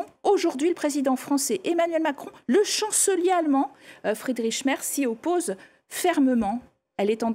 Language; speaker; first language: French; native; French